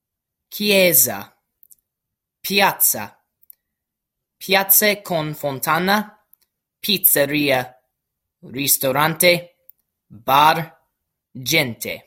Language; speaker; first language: Italian; non-native, learner; English